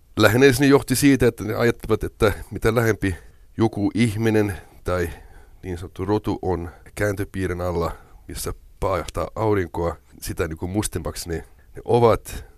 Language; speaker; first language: Finnish; non-native, local second language; Swedish